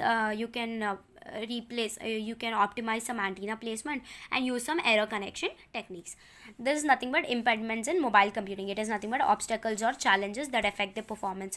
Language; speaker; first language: English; non-native, local second language; Telugu